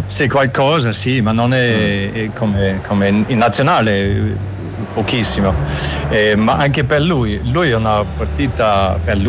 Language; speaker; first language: Italian; non-native, learner; German